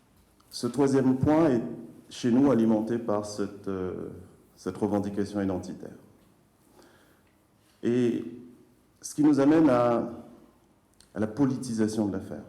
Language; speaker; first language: French; native; French